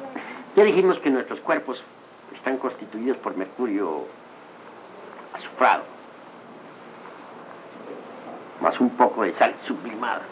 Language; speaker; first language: Spanish; native; Spanish